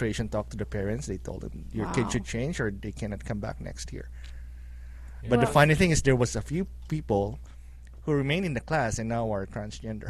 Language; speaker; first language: English; non-native, local second language; Filipino